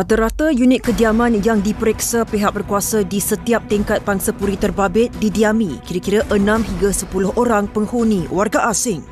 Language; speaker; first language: Malay; native; Malay